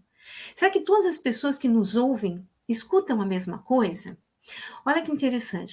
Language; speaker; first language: Portuguese; native; Portuguese